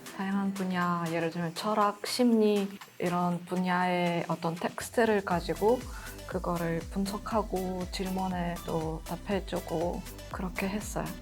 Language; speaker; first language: Korean; non-native, fluent; Russian